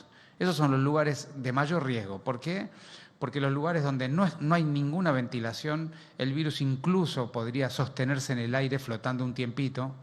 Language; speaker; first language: Spanish; native; Spanish